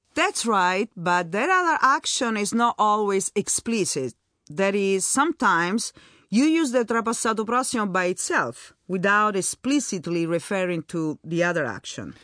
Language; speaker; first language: English; non-native, fluent; Italian